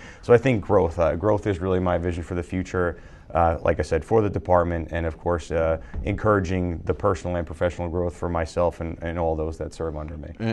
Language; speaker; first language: English; native; English